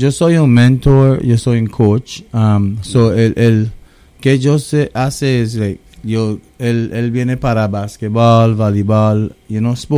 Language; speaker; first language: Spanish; early bilingual, heritage; English